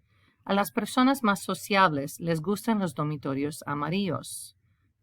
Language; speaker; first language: Spanish; non-native, fluent; English